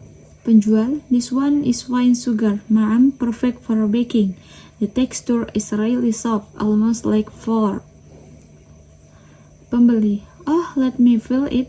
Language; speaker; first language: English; non-native, learner; Indonesian